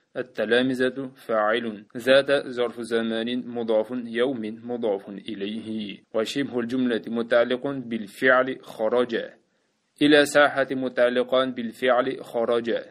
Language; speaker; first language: Arabic; non-native, fluent; Uzbek